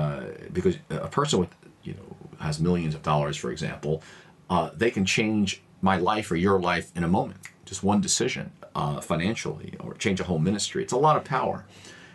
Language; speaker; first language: English; native; English